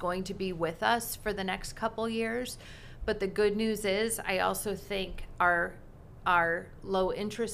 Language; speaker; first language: English; native; English